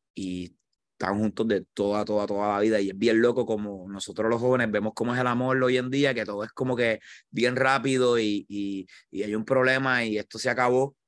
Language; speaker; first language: Spanish; native; Spanish